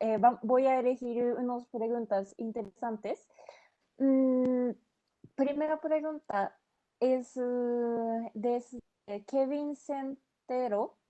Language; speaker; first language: Spanish; non-native, fluent; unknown